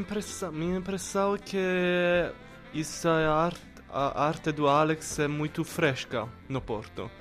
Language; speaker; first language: Portuguese; non-native, learner; Italian